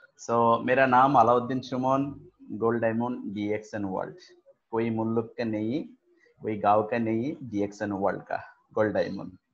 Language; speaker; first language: Hindi; non-native, fluent; Bangla